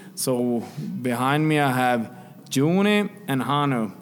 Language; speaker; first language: English; non-native, fluent; Swedish